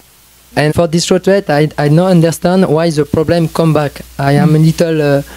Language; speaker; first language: English; non-native, learner; French